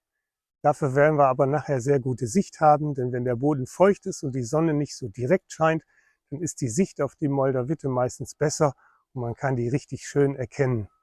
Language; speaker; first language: German; native; German